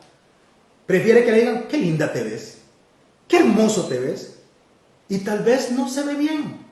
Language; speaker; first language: Spanish; native; Spanish